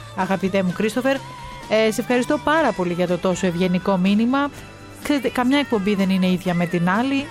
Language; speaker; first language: Greek; native; Greek